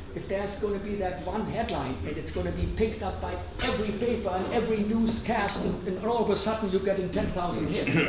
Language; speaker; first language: English; non-native, fluent; German